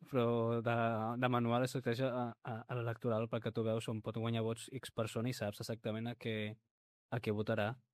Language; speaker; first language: Catalan; early bilingual, other home language; Spanish